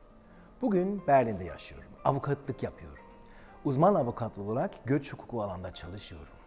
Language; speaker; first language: Turkish; non-native, learner; German